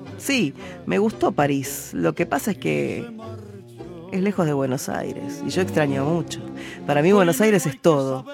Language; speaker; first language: Spanish; native; Spanish